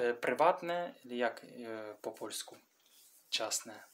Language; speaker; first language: Polish; non-native, learner; Russian